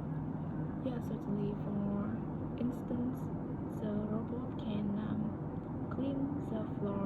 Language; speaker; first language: English; non-native, learner; Vietnamese